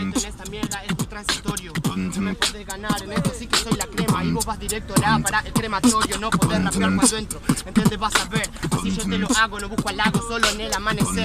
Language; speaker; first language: Spanish; native; Spanish